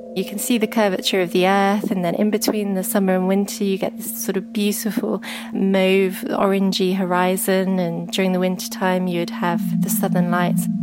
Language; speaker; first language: English; native; English